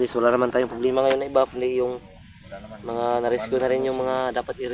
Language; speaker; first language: Filipino; non-native, local second language; Cebuano